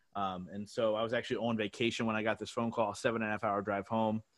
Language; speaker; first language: English; native; English